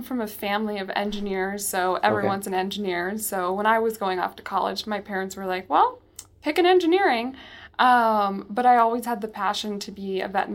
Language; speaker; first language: English; native; English